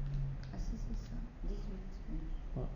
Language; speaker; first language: French; native; French